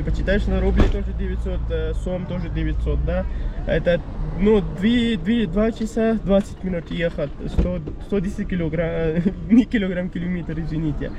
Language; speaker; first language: Russian; non-native, learner; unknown